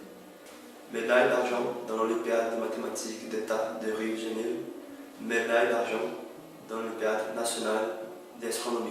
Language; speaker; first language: French; non-native, fluent; Portuguese